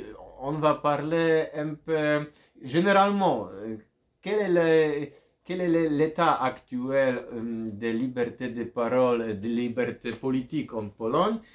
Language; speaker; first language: French; non-native, learner; Polish